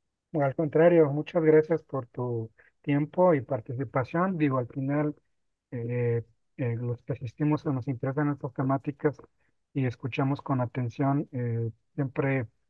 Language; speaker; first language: Spanish; native; Spanish